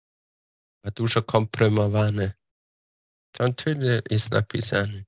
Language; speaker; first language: Polish; non-native, fluent; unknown